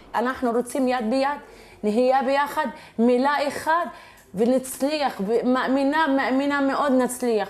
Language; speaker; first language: Hebrew; non-native, learner; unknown